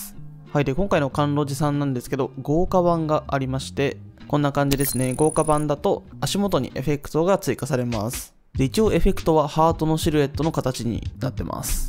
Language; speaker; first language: Japanese; native; Japanese